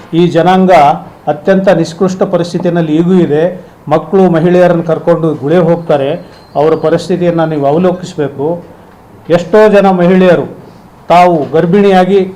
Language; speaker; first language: Kannada; non-native, local second language; Lambadi